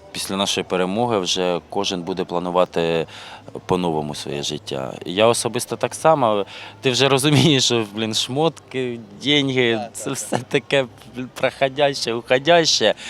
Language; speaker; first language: Ukrainian; native; Ukrainian